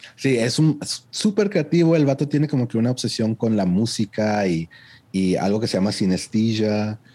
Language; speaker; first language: Spanish; early bilingual, heritage; Spanish